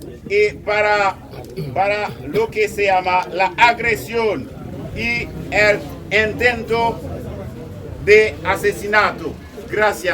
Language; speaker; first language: Spanish; non-native, local second language; Haitian Creole